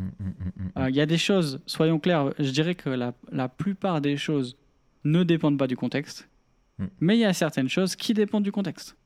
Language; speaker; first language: French; native; French